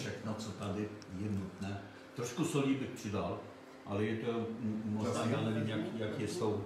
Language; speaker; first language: Czech; non-native, fluent; Polish